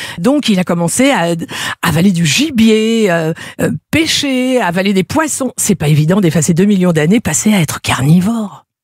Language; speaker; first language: French; native; French